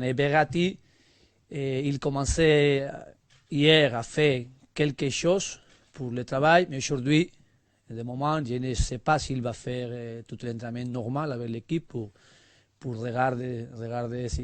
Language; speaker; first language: French; non-native, learner; Spanish